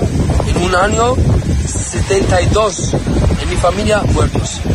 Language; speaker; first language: Spanish; non-native, learner; Arabic